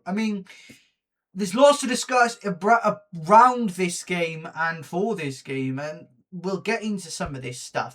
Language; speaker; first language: English; native; English